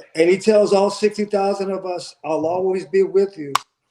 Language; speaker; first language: English; native; English